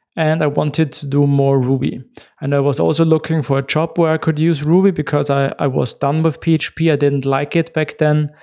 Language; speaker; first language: English; non-native, fluent; German